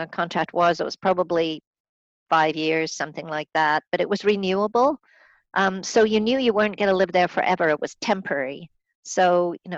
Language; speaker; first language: English; native; English